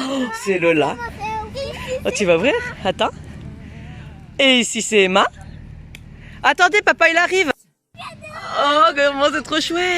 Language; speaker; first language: French; native; French